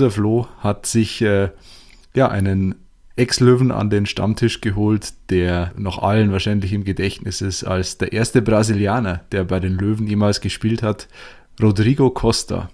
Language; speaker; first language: German; native; German